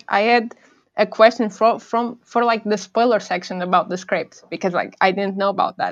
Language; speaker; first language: English; non-native, fluent; Portuguese